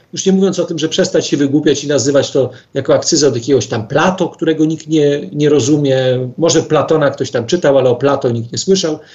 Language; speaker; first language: Polish; native; Polish